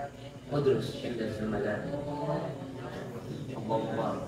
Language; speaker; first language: Arabic; non-native, fluent; Indonesian